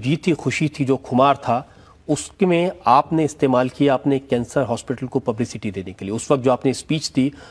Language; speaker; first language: Urdu; native; Urdu